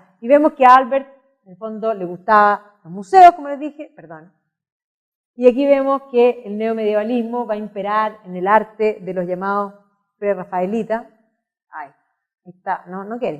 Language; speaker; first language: Spanish; native; Spanish